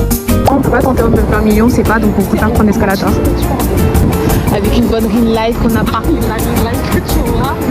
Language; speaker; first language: French; native; French